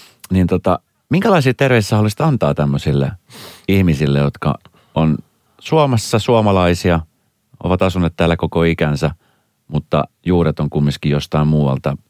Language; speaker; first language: Finnish; native; Finnish